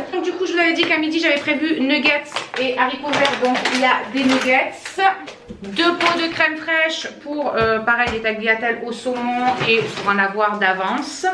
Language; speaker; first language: French; native; French